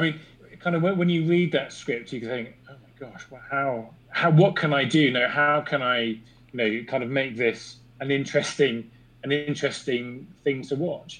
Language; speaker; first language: English; native; English